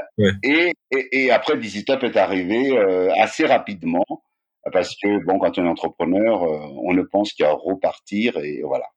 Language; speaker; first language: French; non-native, local second language; Malagasy